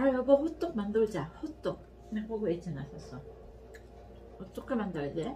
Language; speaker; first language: Korean; non-native, learner; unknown